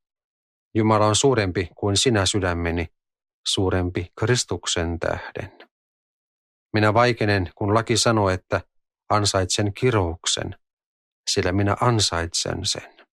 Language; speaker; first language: Finnish; native; Finnish